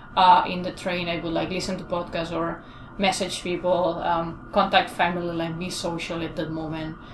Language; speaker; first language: English; non-native, fluent; Spanish